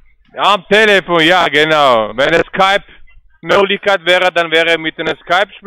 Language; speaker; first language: German; non-native, learner; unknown